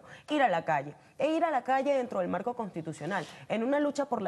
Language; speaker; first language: Spanish; native; Spanish